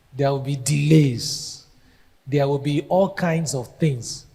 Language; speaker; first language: English; non-native, local second language; Yoruba